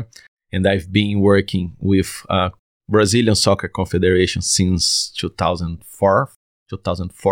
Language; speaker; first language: English; non-native, learner; Portuguese